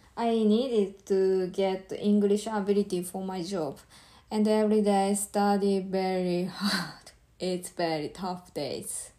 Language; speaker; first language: English; non-native, learner; Japanese